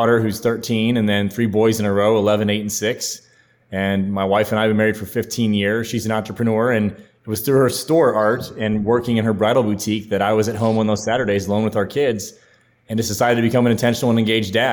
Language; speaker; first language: English; native; English